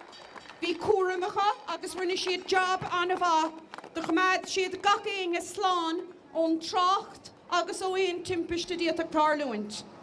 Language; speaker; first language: Irish; native; Irish